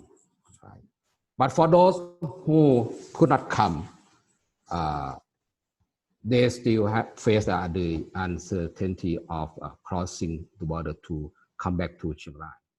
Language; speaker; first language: English; non-native, fluent; Thai